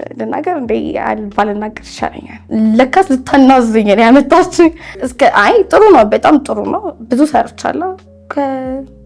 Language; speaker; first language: Amharic; native; Amharic